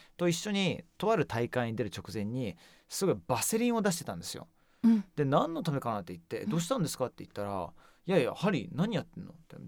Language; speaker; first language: Japanese; native; Japanese